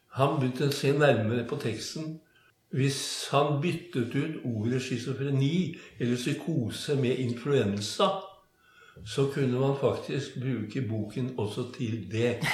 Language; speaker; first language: Norwegian; native; Norwegian